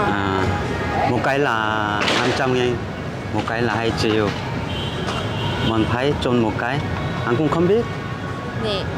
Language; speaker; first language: Vietnamese; non-native, learner; Korean